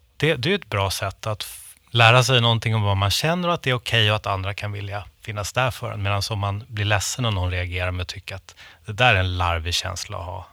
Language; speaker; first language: Swedish; native; Swedish